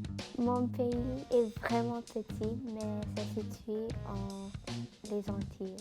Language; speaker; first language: French; non-native, learner; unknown